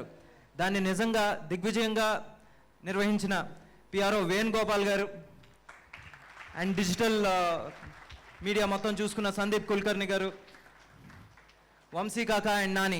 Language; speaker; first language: Telugu; native; Telugu